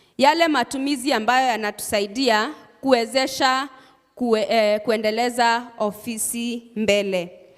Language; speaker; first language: Swahili; non-native, local second language; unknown